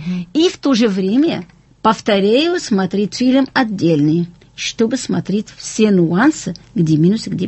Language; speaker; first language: Russian; non-native, fluent; Arabic